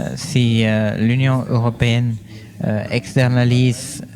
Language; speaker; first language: French; non-native, fluent; Spanish